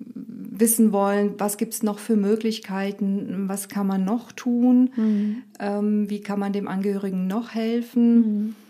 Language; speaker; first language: German; early bilingual, other home language; Romanian